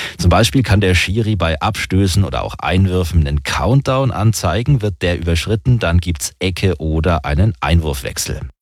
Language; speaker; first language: German; native; German